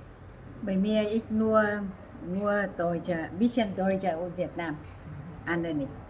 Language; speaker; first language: German; non-native, learner; Vietnamese